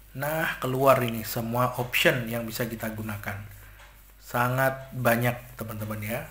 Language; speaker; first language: Indonesian; native; Indonesian